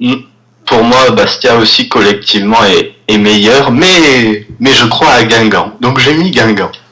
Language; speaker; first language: French; native; French